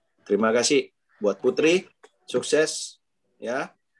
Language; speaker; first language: Indonesian; non-native, local second language; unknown